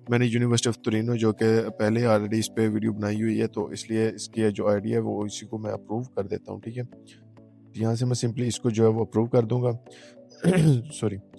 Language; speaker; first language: Urdu; native; Urdu